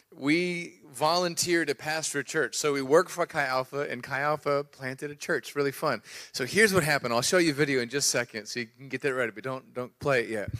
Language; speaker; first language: English; native; English